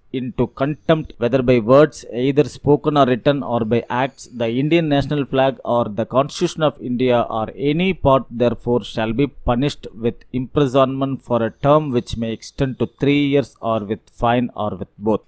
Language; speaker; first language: English; non-native, local second language; Tamil